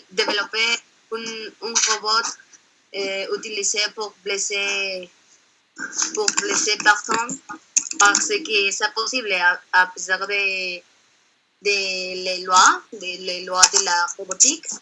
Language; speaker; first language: French; non-native, learner; Spanish